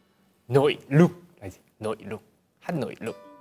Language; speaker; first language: Vietnamese; non-native, fluent; Korean